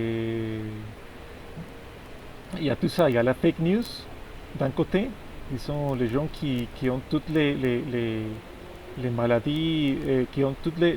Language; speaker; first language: French; non-native, fluent; Spanish